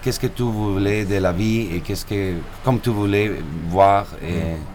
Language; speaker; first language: French; non-native, learner; Spanish